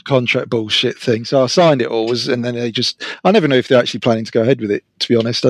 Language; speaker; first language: English; native; English